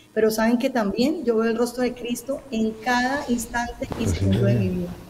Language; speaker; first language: Spanish; native; Spanish